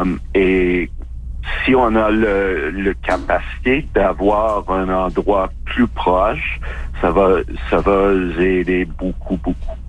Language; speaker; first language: French; non-native, local second language; English